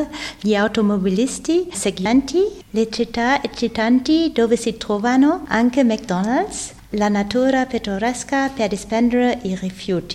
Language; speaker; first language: Italian; non-native, learner; German